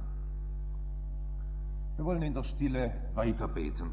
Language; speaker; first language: German; native; German